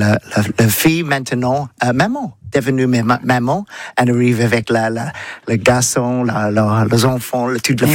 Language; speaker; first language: French; non-native, learner; English